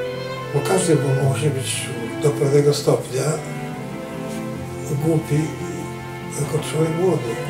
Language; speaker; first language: Polish; native; Polish